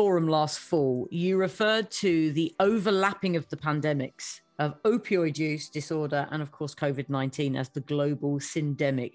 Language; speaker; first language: English; native; English